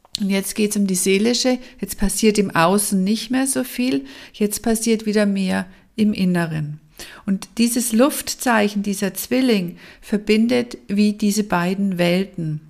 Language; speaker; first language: German; native; German